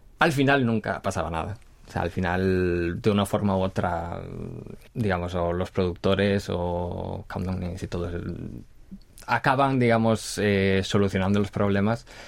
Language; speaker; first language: Spanish; native; Spanish